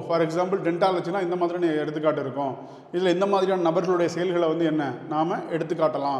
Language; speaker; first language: Tamil; native; Tamil